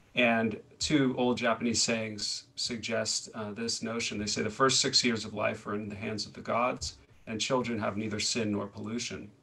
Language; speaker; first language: English; native; English